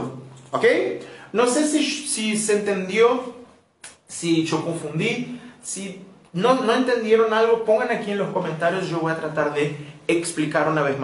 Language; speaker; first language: Spanish; non-native, fluent; Portuguese